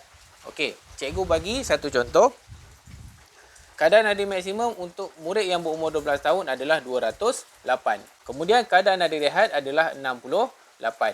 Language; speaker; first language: Malay; native; Malay